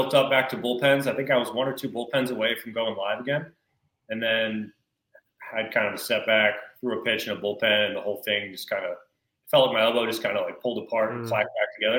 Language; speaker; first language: English; native; English